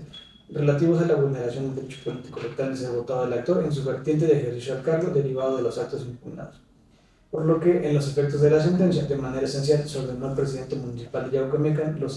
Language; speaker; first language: Spanish; native; Spanish